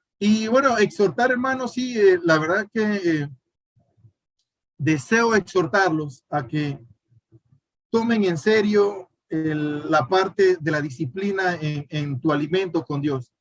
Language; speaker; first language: Spanish; native; Spanish